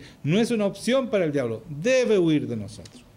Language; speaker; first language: Spanish; native; Spanish